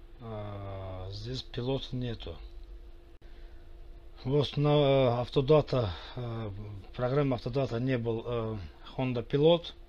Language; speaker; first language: Russian; non-native, fluent; Azerbaijani